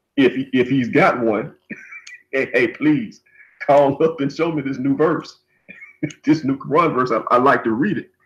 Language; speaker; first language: English; native; English